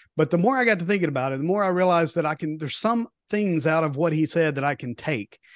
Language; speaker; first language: English; native; English